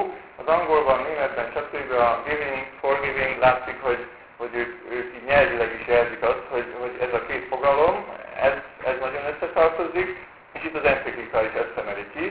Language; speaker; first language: Hungarian; native; Hungarian